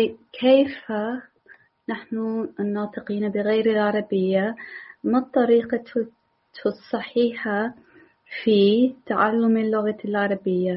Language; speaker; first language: Arabic; non-native, learner; English